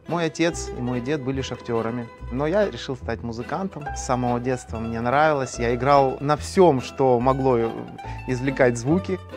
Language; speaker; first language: Russian; native; Russian